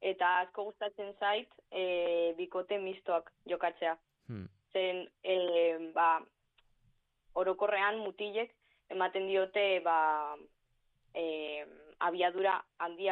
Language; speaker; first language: Basque; non-native, local second language; Spanish